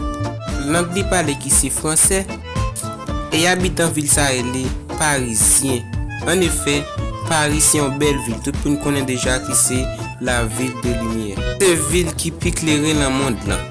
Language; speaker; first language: French; non-native, learner; Haitian Creole